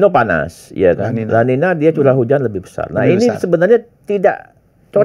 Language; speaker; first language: Indonesian; native; Indonesian